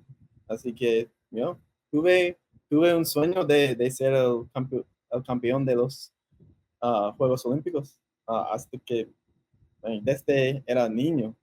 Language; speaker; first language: Spanish; early bilingual, heritage; English